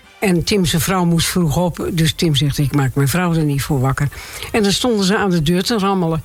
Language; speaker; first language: Dutch; native; Dutch